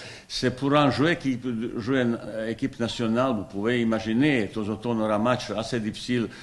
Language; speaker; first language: French; non-native, fluent; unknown